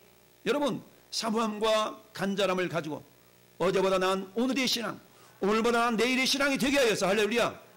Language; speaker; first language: Korean; native; Korean